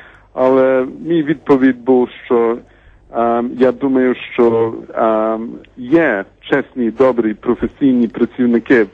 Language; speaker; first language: Ukrainian; early bilingual, heritage; Ukrainian